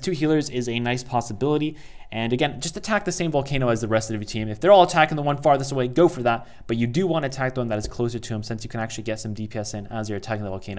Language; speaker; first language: English; native; English